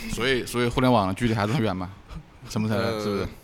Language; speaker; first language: Chinese; native; Chinese